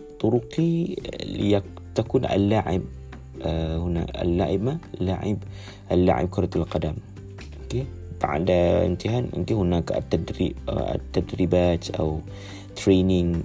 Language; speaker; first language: Arabic; non-native, learner; Malay